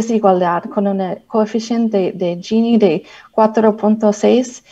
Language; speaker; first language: Spanish; native; Spanish